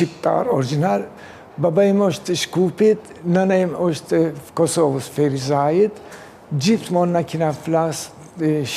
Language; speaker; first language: Albanian; early bilingual, heritage; Turkish